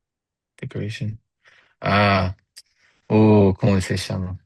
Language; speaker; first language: Spanish; non-native, learner; English